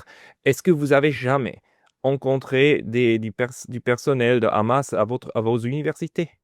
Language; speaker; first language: French; non-native, fluent; German